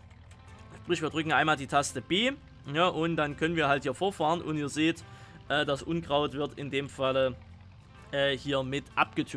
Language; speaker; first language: German; native; German